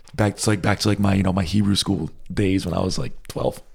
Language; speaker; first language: English; native; English